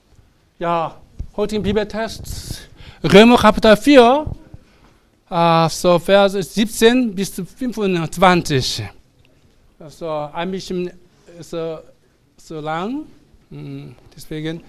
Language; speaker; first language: German; non-native, learner; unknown